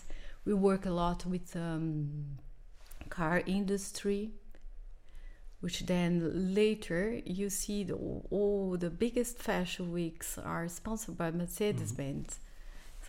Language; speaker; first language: English; non-native, fluent; Portuguese